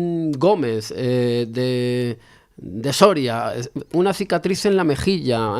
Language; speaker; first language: Spanish; native; Spanish